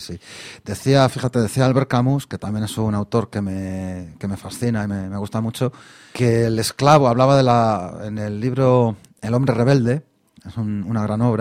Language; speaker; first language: Spanish; native; Spanish